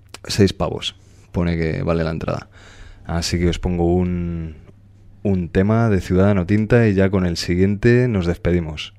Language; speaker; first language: Spanish; native; Spanish